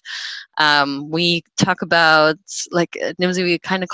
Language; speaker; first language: English; non-native, fluent; German